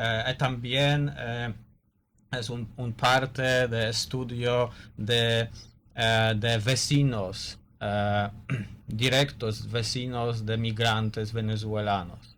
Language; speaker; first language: Spanish; non-native, learner; Polish